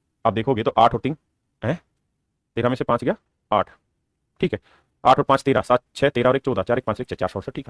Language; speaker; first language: Hindi; native; Hindi